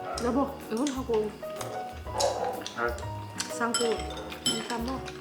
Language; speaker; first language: Korean; non-native, learner; Vietnamese